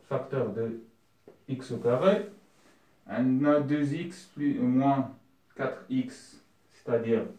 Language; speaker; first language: French; non-native, local second language; Arabic